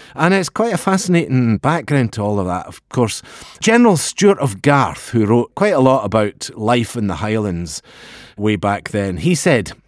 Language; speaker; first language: English; native; English